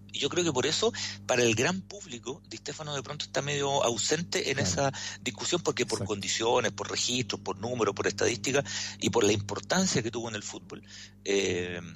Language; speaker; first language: Spanish; native; Spanish